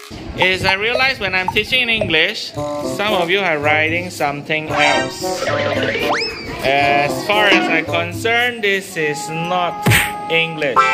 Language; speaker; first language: English; non-native, local second language; Chinese